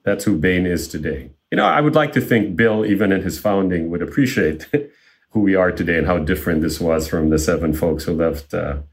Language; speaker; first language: English; non-native, local second language; Filipino